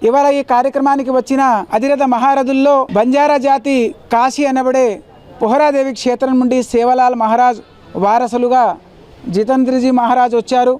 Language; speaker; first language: Telugu; non-native, local second language; Lambadi